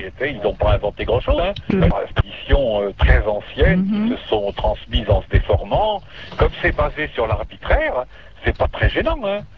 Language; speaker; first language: French; native; French